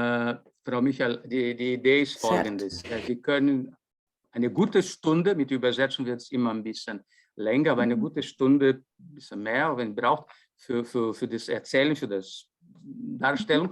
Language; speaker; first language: German; non-native, fluent; Portuguese